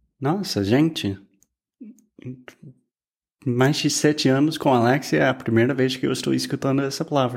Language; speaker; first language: Portuguese; non-native, fluent; English